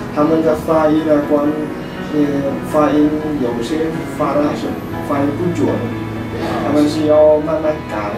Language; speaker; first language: Chinese; non-native, fluent; Khmer